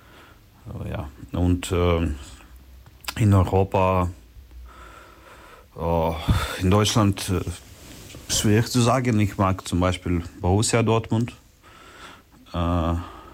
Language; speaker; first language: German; non-native, learner; Ukrainian